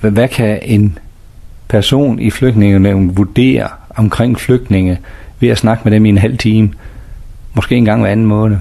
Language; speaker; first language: Danish; native; Danish